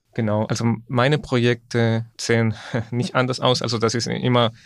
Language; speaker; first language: German; non-native, fluent; Spanish